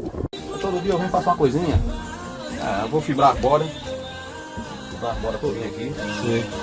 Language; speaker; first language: Portuguese; native; Portuguese